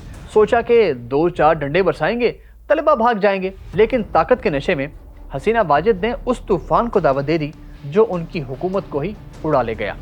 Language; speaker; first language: Urdu; native; Urdu